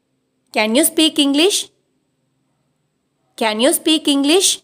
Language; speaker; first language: English; non-native, local second language; Tamil